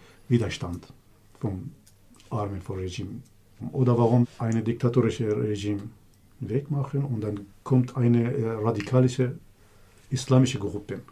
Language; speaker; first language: German; non-native, learner; Kurdish